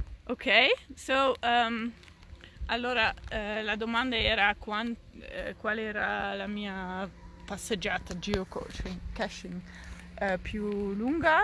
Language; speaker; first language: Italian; non-native, fluent; Dutch